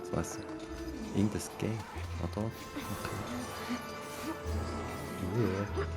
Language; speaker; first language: German; native; German